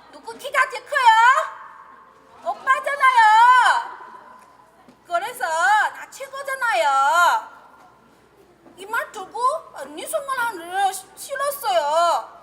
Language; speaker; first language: Korean; non-native, learner; Chinese